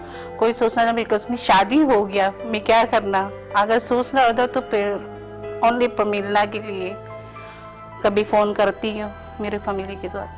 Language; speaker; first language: Hindi; non-native, learner; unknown